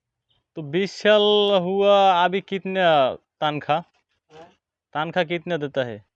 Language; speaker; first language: Hindi; non-native, learner; Bangla